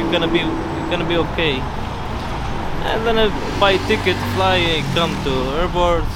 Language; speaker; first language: English; non-native, learner; Arabic